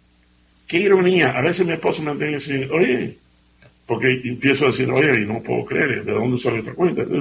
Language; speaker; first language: Spanish; native; Spanish